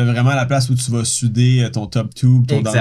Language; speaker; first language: French; native; French